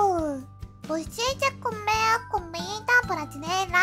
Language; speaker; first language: Portuguese; non-native, learner; Japanese